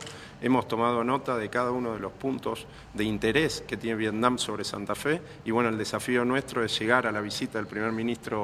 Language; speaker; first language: Spanish; native; Spanish